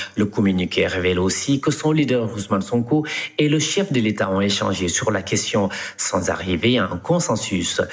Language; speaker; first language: French; non-native, local second language; Wolof